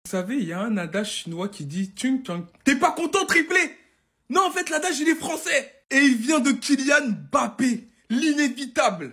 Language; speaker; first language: French; native; French